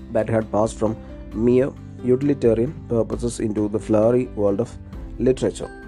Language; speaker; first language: English; non-native, local second language; Malayalam